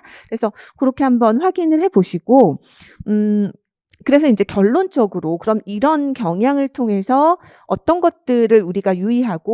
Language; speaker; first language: Korean; native; Korean